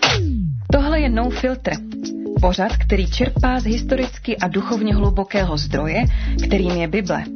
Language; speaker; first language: Czech; native; Czech